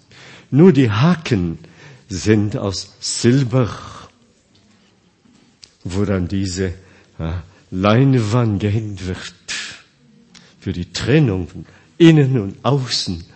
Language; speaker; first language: German; non-native, fluent; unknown